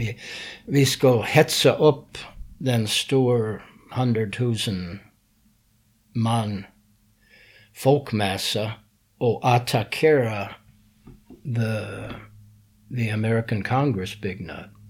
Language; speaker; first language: Swedish; non-native, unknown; English